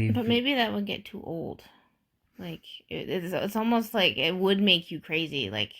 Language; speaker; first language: English; native; English